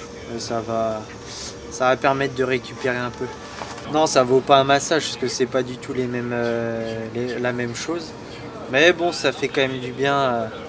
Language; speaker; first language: French; native; French